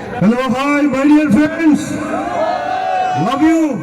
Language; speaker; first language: Hindi; non-native, local second language; Malayalam